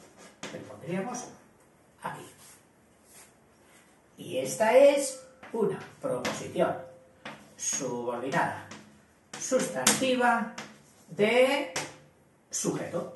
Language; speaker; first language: Spanish; native; Spanish